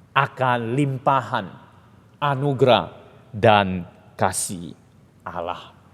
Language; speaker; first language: Indonesian; native; Indonesian